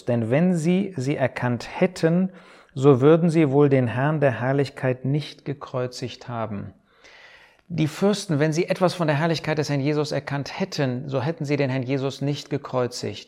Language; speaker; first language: German; native; German